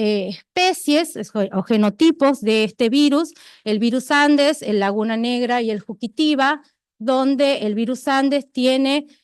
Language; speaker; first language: Spanish; native; Spanish